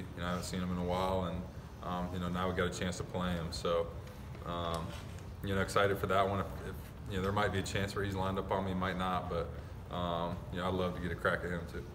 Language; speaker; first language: English; native; English